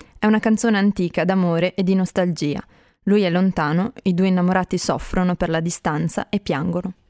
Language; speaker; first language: Italian; native; Italian